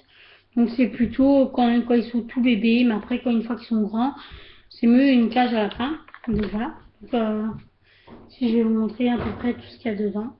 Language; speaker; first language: French; native; French